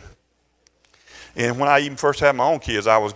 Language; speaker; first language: English; native; English